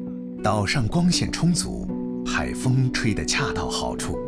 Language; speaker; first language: Chinese; native; Chinese